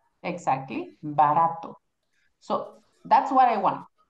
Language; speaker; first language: English; non-native, fluent; Spanish